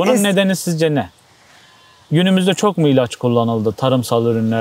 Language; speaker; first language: Turkish; native; Turkish